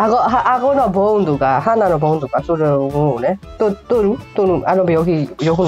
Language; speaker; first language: Japanese; non-native, fluent; Burmese